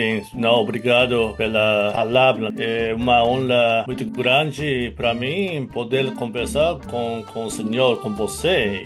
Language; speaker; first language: Portuguese; non-native, fluent; Japanese